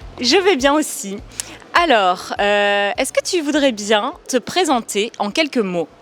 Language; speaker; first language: French; native; French